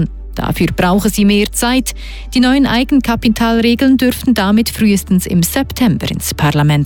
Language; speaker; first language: German; native; German